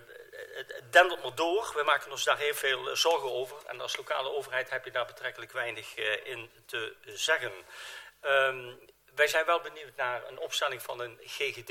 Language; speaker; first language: Dutch; native; Dutch